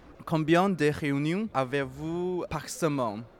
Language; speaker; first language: French; non-native, learner; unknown